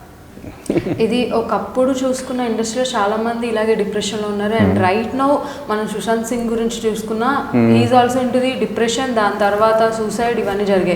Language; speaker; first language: Telugu; native; Telugu